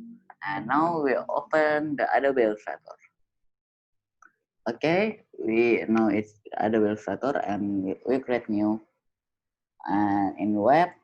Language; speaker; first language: English; non-native, learner; Indonesian